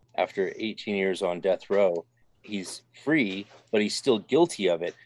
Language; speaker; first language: English; native; English